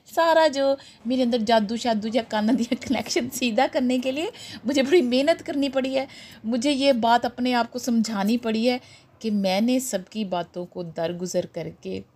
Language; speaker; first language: Urdu; non-native, local second language; Punjabi